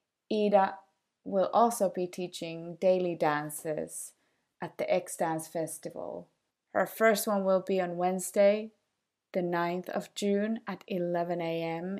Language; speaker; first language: English; non-native, fluent; Finnish